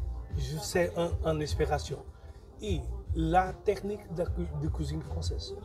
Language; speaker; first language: French; non-native, learner; Portuguese